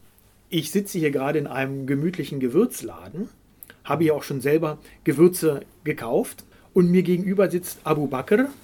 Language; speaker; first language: German; native; German